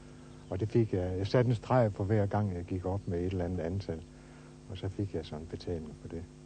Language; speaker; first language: Danish; native; Danish